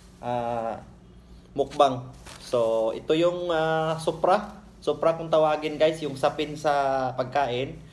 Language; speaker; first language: Filipino; non-native, local second language; Cebuano